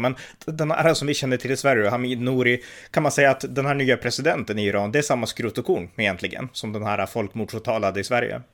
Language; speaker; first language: Swedish; native; Swedish